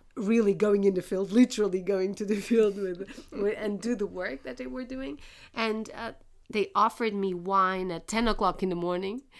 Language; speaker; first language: English; non-native, fluent; Portuguese